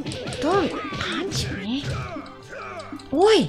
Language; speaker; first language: English; non-native, learner; Japanese